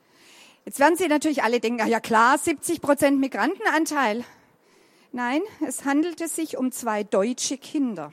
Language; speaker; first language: German; native; German